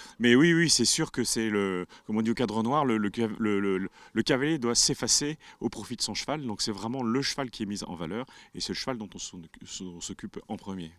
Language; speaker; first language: French; native; French